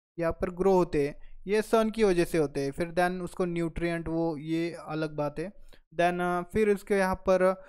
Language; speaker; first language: Hindi; non-native, local second language; Marathi